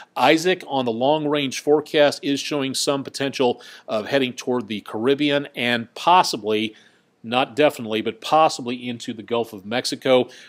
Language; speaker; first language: English; native; English